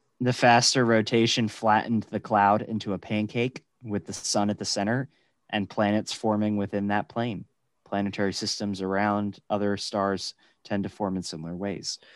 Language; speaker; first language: English; native; English